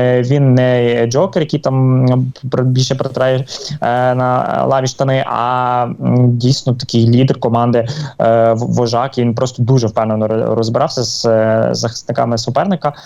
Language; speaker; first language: Ukrainian; native; Ukrainian